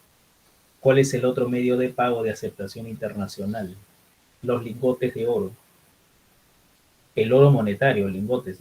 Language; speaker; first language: Spanish; native; Spanish